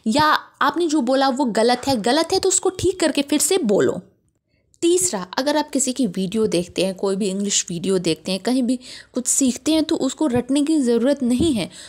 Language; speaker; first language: Hindi; native; Hindi